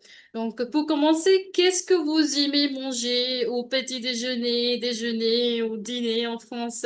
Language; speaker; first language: French; non-native, learner; Punjabi